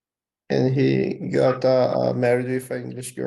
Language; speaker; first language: English; non-native, learner; Portuguese